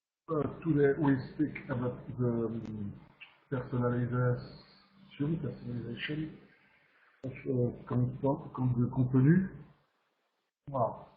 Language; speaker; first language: English; non-native, learner; French